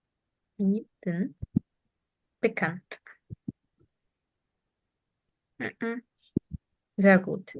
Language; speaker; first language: German; non-native, fluent; Arabic